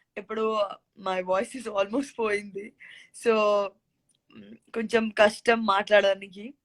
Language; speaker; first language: Telugu; non-native, learner; Gujarati